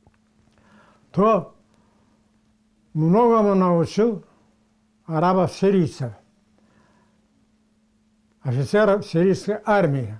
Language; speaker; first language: Russian; non-native, local second language; Karachay-Balkar